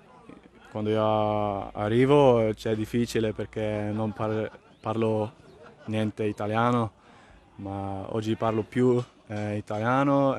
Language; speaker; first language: Italian; non-native, learner; Swedish